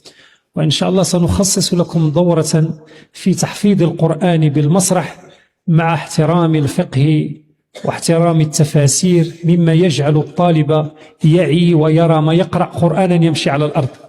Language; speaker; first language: Arabic; native; Arabic